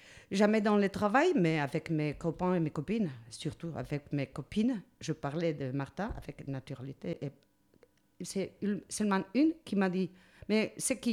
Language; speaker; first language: French; non-native, learner; Spanish